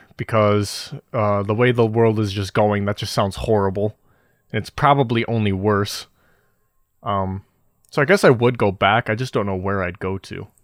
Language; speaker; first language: English; native; English